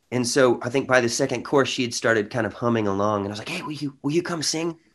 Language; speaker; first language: English; native; English